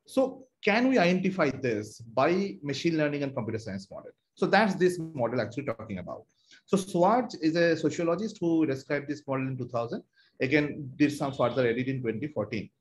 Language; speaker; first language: English; non-native, local second language; Bangla